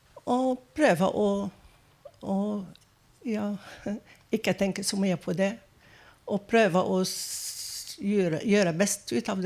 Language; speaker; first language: Norwegian; non-native, fluent; Arabic